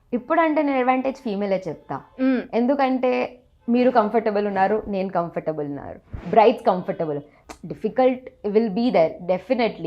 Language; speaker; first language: Telugu; non-native, local second language; Gujarati